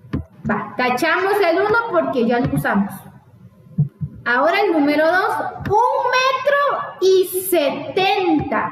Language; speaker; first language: Spanish; native; Spanish